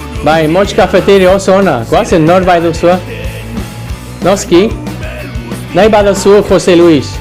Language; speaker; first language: Basque; non-native, learner; English